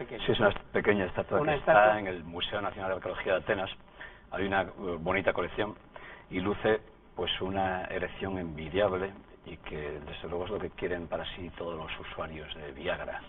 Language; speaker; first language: Spanish; native; Spanish